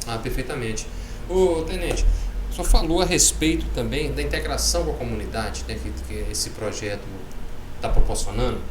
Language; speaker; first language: Portuguese; native; Portuguese